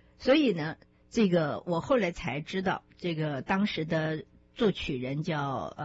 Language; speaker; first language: Chinese; native; Chinese